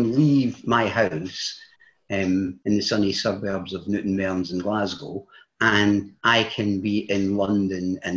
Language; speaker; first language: English; native; English